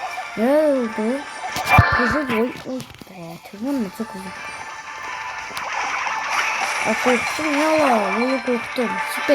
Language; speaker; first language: Turkish; non-native, learner; Azerbaijani